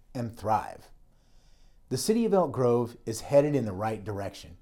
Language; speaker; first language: English; native; English